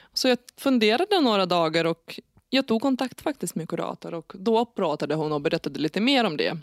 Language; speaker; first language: Swedish; non-native, fluent; Lithuanian